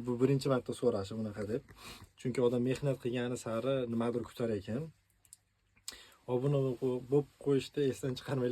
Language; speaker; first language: Uzbek; native; Uzbek